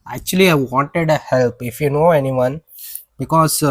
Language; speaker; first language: English; non-native, local second language; Kannada